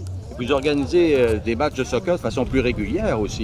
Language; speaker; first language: French; non-native, local second language; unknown